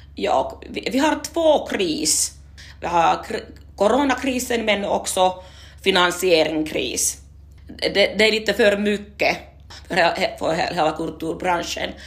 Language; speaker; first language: Swedish; non-native, local second language; Finnish